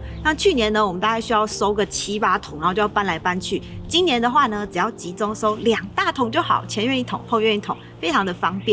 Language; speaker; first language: Chinese; native; Chinese